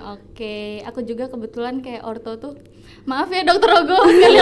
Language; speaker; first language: Indonesian; native; Indonesian